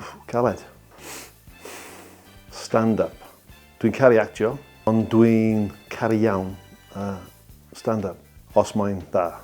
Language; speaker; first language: Welsh; non-native, learner; English